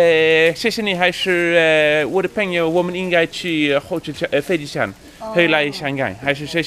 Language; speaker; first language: Chinese; non-native, learner; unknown